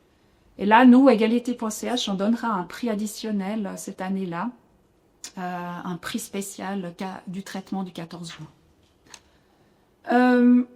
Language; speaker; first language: French; native; French